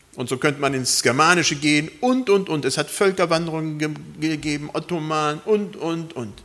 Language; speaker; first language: German; early bilingual, other home language; Spanish